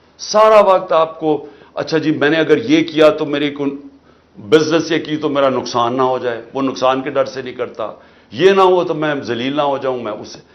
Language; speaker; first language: Urdu; native; Urdu